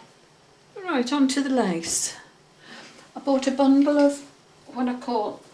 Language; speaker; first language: English; native; English